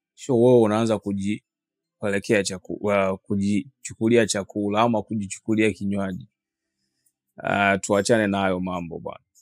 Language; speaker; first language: Swahili; native; Swahili